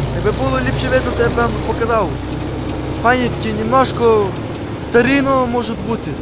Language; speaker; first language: Ukrainian; native; Ukrainian